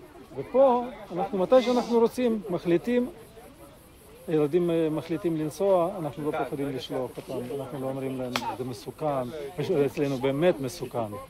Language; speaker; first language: Hebrew; non-native, fluent; Russian